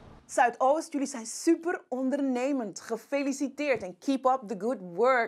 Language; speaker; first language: Dutch; native; Dutch